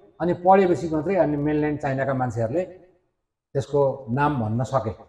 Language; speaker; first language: Nepali; native; Nepali